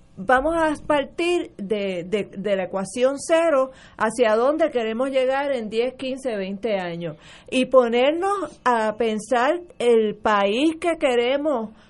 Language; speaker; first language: Spanish; early bilingual, other home language; English